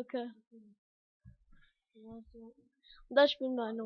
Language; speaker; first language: German; early bilingual, other home language; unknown